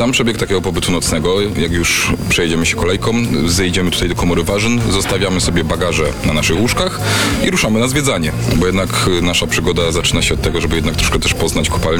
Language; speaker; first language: Polish; native; Polish